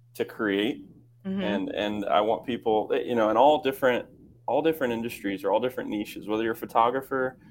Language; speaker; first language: English; native; English